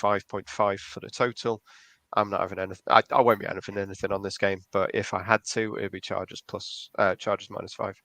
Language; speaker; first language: English; native; English